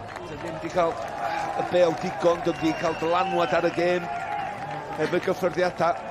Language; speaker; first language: Welsh; native; Welsh